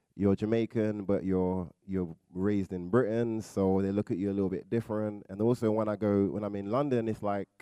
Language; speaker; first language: English; native; English